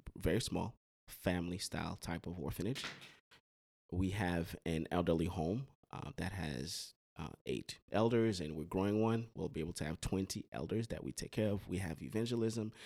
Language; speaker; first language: English; early bilingual, other home language; Haitian Creole